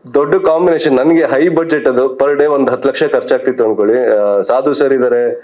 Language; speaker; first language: Kannada; native; Kannada